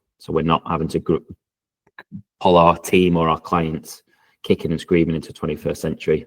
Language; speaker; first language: English; native; English